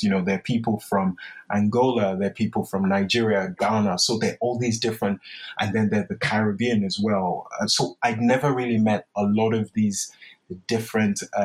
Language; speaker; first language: English; non-native, local second language; Yoruba